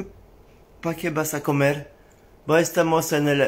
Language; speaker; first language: Spanish; non-native, learner; French